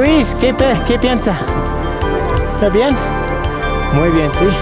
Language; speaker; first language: Spanish; non-native, learner; English